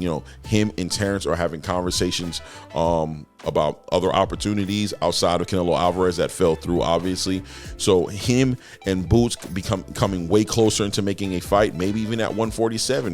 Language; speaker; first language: English; native; English